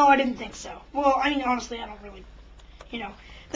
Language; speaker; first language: English; native; English